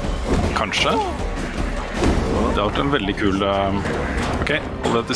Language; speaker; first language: Norwegian; native; Norwegian